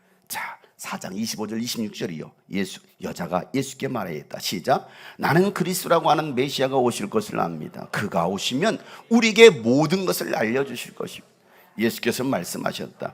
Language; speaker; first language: Korean; native; Korean